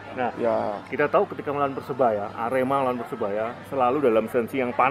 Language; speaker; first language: Indonesian; native; Indonesian